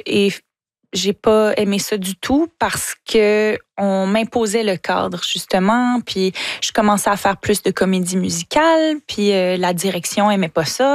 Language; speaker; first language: French; native; French